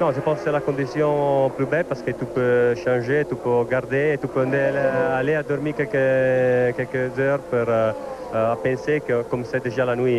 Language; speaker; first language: French; non-native, learner; Italian